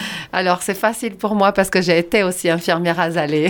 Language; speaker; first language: French; native; French